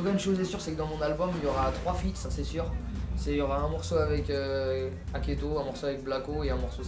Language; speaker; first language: French; native; French